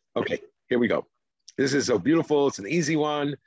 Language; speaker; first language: English; non-native, fluent; Hebrew